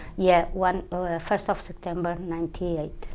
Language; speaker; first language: English; non-native, learner; Portuguese